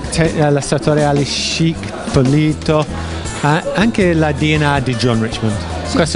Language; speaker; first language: Italian; non-native, learner; English